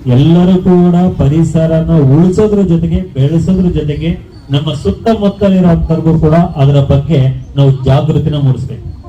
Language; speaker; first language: Kannada; native; Kannada